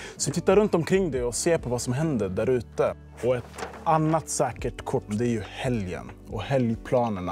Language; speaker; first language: Swedish; native; Swedish